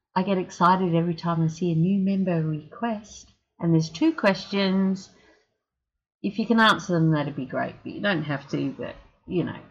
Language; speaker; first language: English; native; English